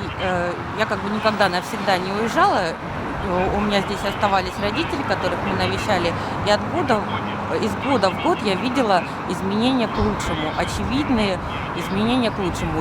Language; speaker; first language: Russian; native; Russian